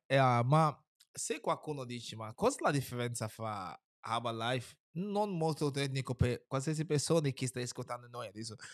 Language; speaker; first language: Italian; non-native, fluent; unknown